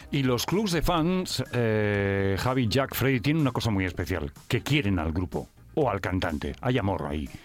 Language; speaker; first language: Spanish; native; Spanish